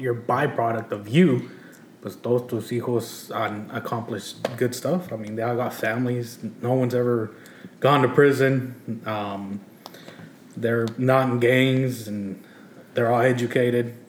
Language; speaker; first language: English; early bilingual, other home language; Spanish